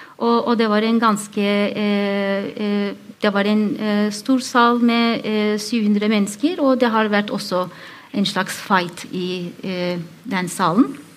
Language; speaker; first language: Norwegian; non-native, fluent; Turkish